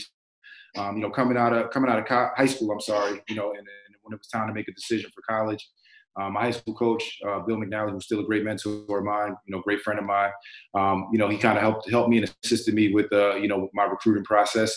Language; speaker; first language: English; native; English